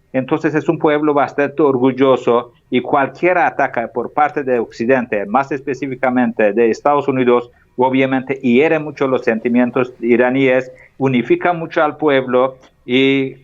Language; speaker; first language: Spanish; non-native, fluent; Turkish